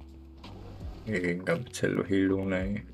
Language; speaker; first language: Danish; native; Danish